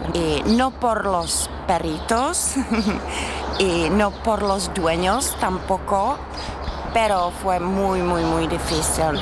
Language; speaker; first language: Spanish; non-native, fluent; Czech